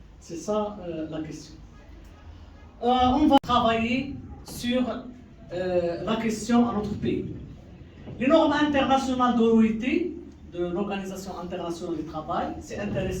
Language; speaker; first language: French; non-native, local second language; Arabic